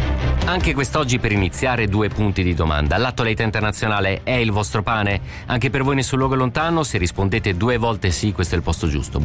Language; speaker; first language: Italian; native; Italian